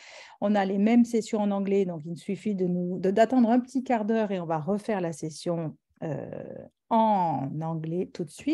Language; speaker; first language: French; native; French